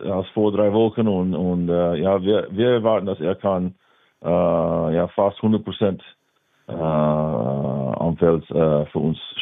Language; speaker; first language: German; non-native, learner; English